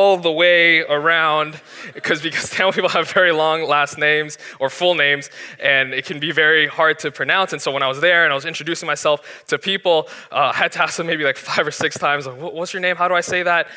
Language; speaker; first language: English; native; English